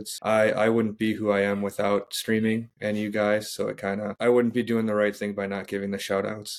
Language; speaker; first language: English; native; English